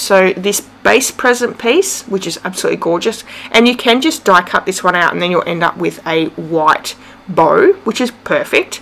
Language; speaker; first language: English; native; English